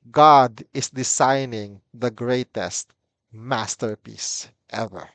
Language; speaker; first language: English; non-native, local second language; Filipino